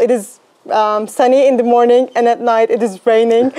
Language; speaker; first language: English; non-native, fluent; Turkish